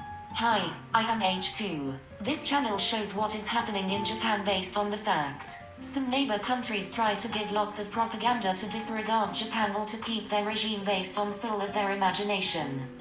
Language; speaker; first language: English; non-native, fluent; Japanese